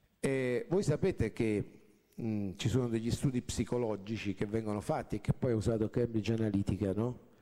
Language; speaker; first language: Italian; native; Italian